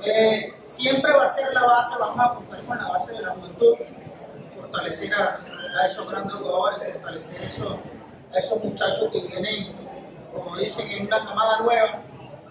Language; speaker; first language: Spanish; native; Spanish